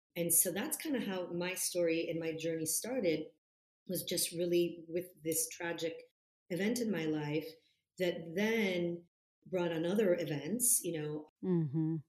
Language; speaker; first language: English; non-native, fluent; Italian